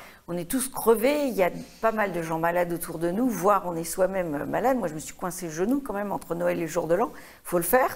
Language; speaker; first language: French; native; French